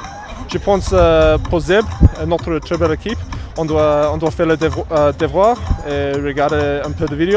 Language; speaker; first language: French; non-native, learner; English